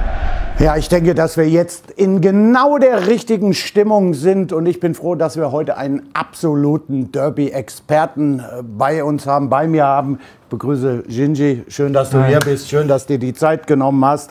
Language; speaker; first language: German; native; German